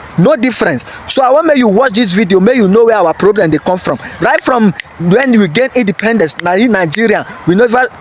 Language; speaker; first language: Nigerian Pidgin; native; Nigerian Pidgin